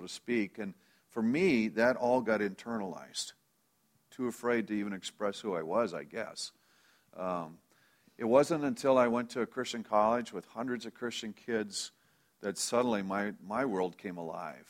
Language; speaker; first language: English; native; English